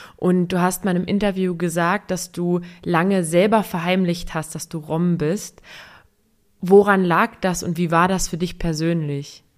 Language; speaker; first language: German; native; German